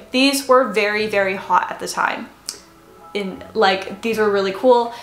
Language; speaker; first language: English; native; English